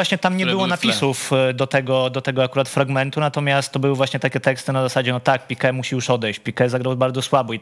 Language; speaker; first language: Polish; native; Polish